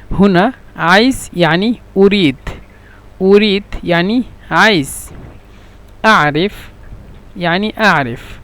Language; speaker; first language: Egyptian Arabic; non-native, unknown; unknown